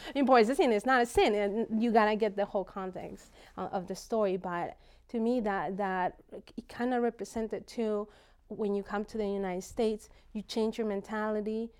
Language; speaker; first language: English; non-native, fluent; Spanish